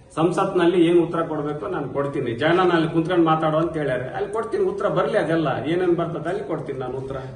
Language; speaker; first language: Kannada; native; Kannada